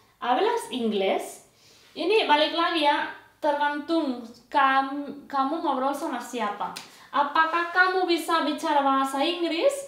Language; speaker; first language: Indonesian; non-native, fluent; Spanish